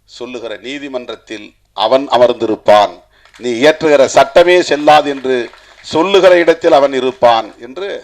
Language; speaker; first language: Tamil; native; Tamil